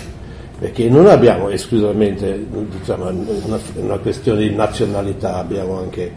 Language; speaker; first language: Italian; non-native, fluent; German